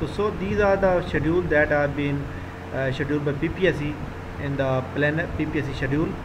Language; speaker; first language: English; non-native, local second language; Urdu